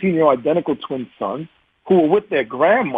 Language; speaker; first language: English; native; English